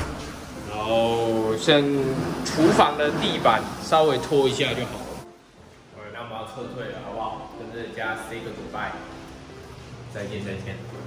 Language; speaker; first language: Chinese; native; Chinese